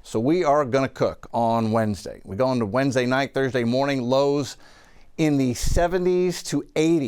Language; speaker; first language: English; native; English